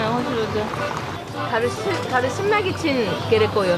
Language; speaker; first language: Turkish; non-native, fluent; Korean